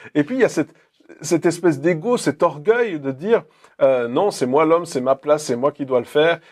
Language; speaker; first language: French; native; French